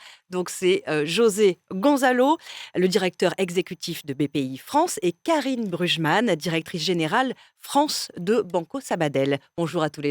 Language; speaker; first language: French; native; French